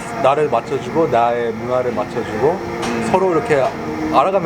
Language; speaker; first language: Korean; early bilingual, heritage; Korean